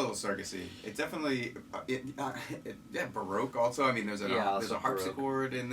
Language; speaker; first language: English; native; English